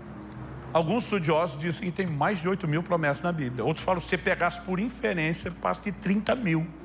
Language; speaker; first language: Portuguese; native; Portuguese